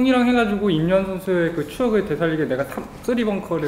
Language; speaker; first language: Korean; native; Korean